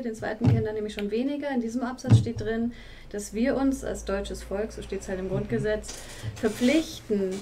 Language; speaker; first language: German; native; German